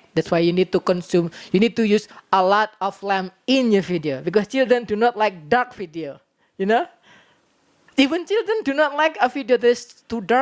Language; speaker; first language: English; non-native, learner; Indonesian